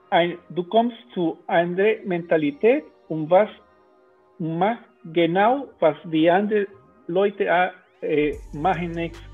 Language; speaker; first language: German; non-native, learner; Spanish